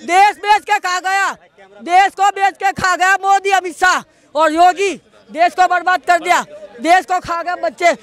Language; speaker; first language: Hindi; non-native, local second language; Gujarati